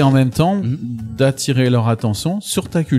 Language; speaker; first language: French; native; French